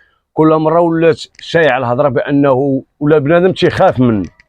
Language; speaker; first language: Arabic; native; Arabic